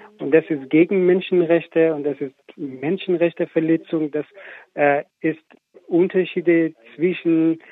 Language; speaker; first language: German; non-native, fluent; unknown